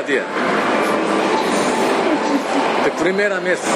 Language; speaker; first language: Spanish; non-native, learner; Japanese